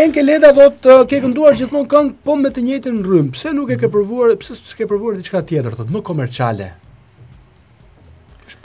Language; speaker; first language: Albanian; native; Albanian